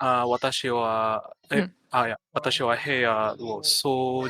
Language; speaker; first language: Japanese; non-native, learner; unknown